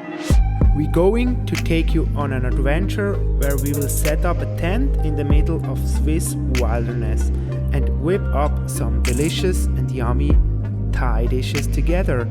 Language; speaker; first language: English; non-native, fluent; German